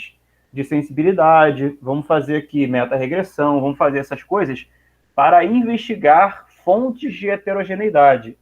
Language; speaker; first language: Portuguese; native; Portuguese